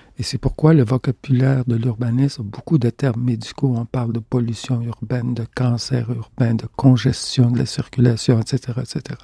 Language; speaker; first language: French; native; French